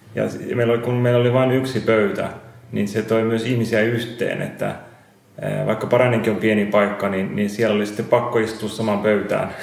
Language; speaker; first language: Finnish; non-native, local second language; Swedish